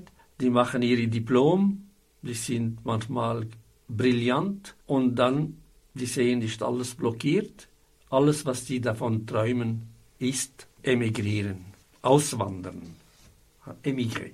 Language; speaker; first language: German; non-native, fluent; Arabic